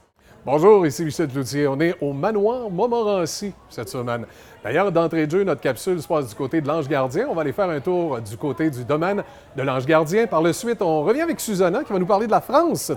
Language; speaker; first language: French; native; French